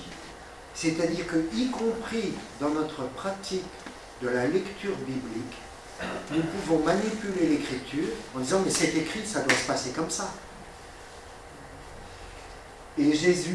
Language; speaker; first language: French; native; French